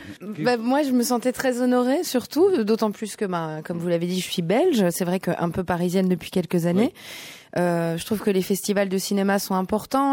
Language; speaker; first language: French; native; French